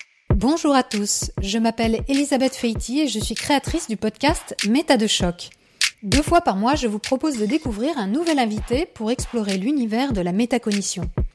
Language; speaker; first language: French; native; French